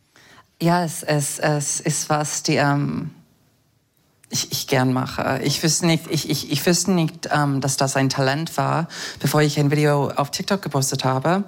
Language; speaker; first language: German; non-native, fluent; English